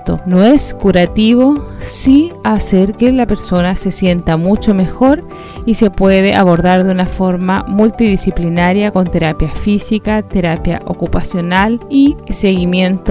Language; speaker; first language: Spanish; native; Spanish